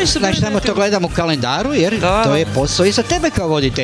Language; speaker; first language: Croatian; native; Croatian